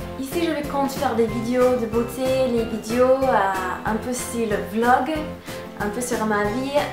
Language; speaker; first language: French; non-native, fluent; English